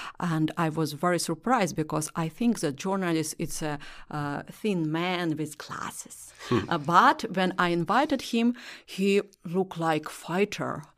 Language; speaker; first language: English; non-native, learner; Russian